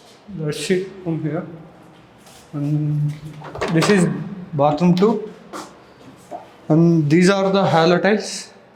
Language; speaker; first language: English; non-native, local second language; Telugu